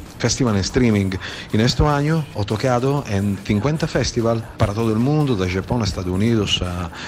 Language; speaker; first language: Spanish; non-native, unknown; Italian